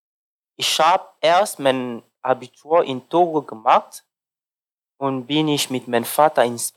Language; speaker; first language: German; non-native, learner; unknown